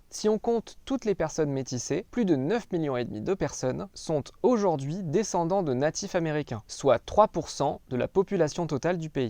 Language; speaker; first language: French; native; French